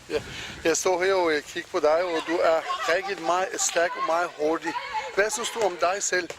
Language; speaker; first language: Danish; non-native, learner; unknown